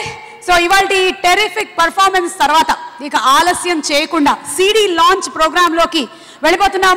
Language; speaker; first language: Telugu; native; Telugu